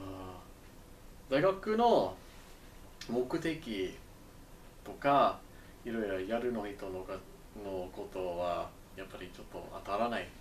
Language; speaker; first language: Japanese; non-native, learner; English